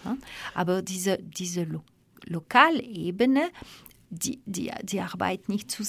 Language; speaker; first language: German; non-native, fluent; French